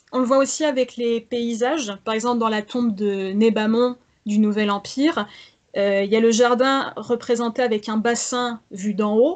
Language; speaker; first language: French; native; French